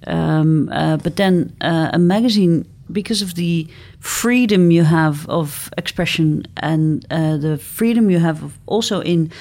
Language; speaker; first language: English; non-native, fluent; Dutch